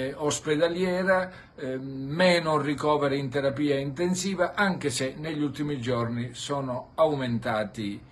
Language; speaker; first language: Italian; native; Italian